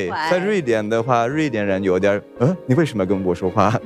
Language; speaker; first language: Chinese; non-native, fluent; Swedish